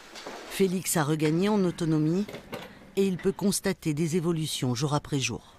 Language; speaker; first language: French; native; French